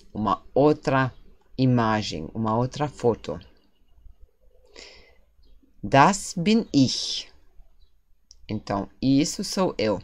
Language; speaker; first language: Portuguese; non-native, fluent; German